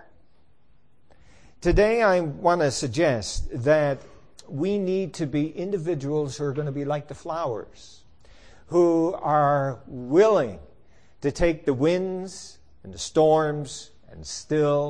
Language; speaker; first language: English; native; English